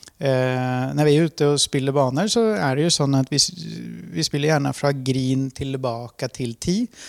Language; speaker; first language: Swedish; native; Swedish